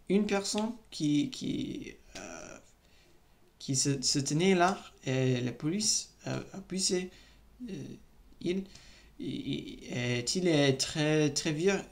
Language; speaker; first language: French; non-native, learner; English